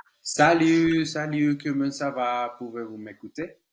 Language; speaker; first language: French; non-native, learner; Spanish